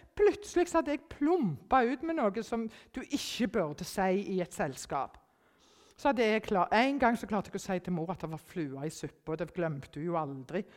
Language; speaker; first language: Norwegian; early bilingual, other home language; German